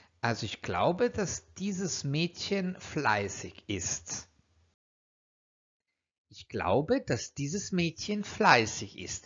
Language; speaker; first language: German; non-native, fluent; Italian